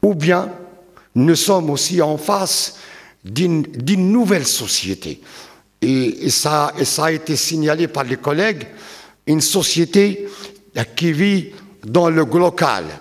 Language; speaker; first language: French; non-native, local second language; Arabic